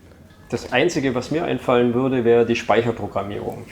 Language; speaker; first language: German; native; German